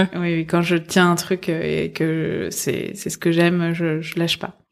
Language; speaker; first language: French; early bilingual, other home language; Persian